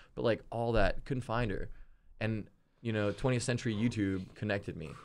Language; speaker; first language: English; early bilingual, other home language; German